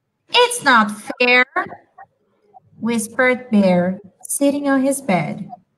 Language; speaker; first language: English; non-native, fluent; Portuguese